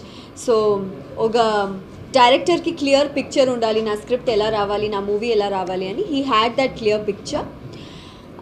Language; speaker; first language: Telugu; non-native, local second language; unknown